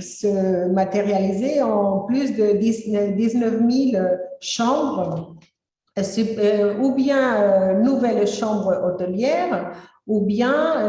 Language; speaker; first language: French; non-native, fluent; Spanish